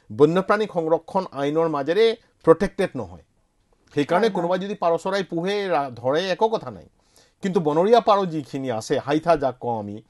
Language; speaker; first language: Assamese; non-native, local second language; Bangla